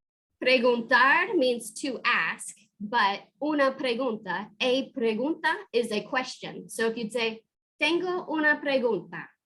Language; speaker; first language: Spanish; non-native, fluent; English